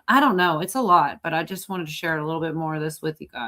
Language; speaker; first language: English; native; English